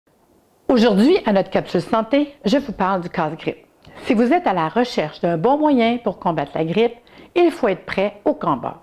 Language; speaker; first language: French; native; French